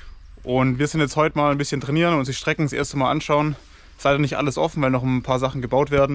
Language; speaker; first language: German; native; German